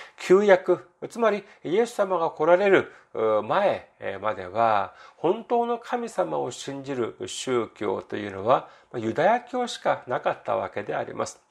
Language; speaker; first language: Japanese; non-native, fluent; Korean